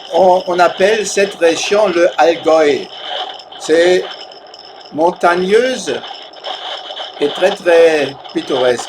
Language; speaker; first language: French; non-native, fluent; German